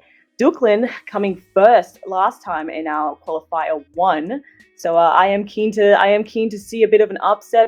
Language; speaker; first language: English; native; English